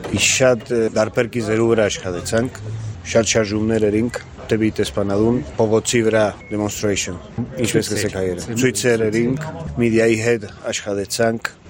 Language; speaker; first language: Armenian; early bilingual, heritage; Armenian